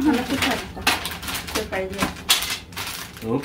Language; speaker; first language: Spanish; early bilingual, heritage; Spanish